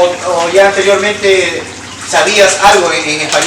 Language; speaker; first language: Spanish; native; Spanish